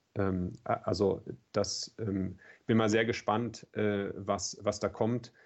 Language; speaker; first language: German; native; German